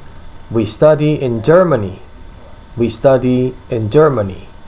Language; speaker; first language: English; non-native, fluent; Indonesian